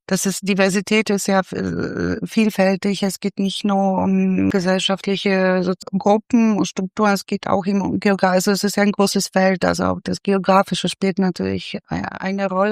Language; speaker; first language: German; non-native, fluent; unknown